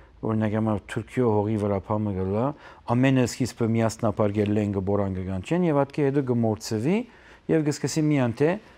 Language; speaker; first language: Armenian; native; Armenian